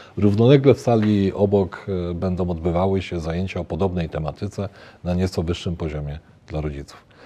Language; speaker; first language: Polish; native; Polish